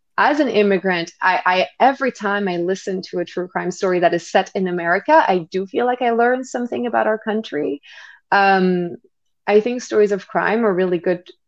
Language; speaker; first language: English; non-native, fluent; French